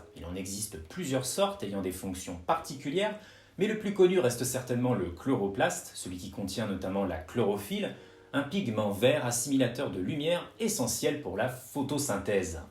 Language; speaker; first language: French; native; French